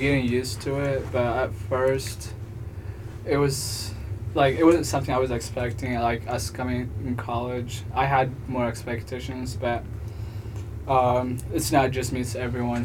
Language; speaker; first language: English; non-native, fluent; Tigrinya